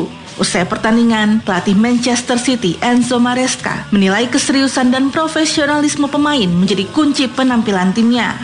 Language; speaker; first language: Indonesian; native; Indonesian